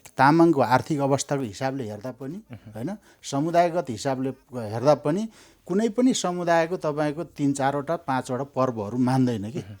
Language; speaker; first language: Nepali; non-native, local second language; Eastern Tamang